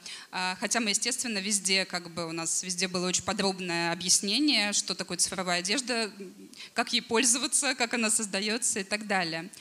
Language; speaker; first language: Russian; native; Russian